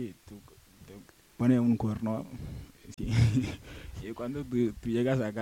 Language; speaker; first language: Spanish; non-native, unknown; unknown